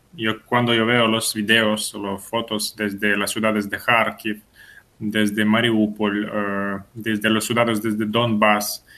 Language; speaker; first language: Spanish; non-native, fluent; Ukrainian